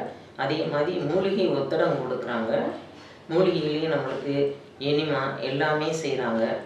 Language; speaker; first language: Tamil; native; Tamil